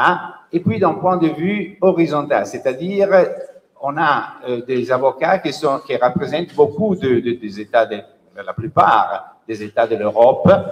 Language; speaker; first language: French; non-native, fluent; Italian